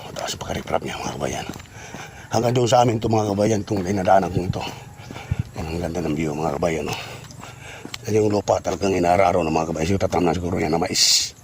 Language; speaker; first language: Filipino; non-native, local second language; Cebuano